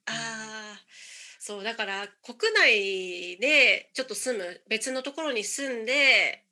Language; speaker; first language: Japanese; native; Japanese